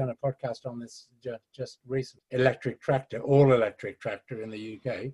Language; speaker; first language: English; native; English